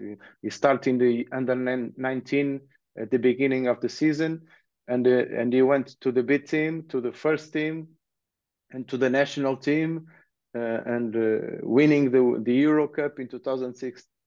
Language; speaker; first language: English; early bilingual, other home language; Portuguese